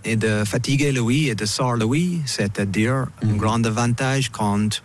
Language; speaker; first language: French; non-native, fluent; English